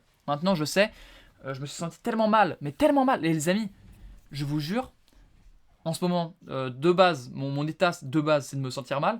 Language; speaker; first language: French; native; French